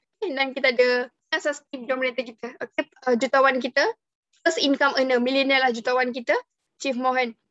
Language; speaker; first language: Malay; native; Malay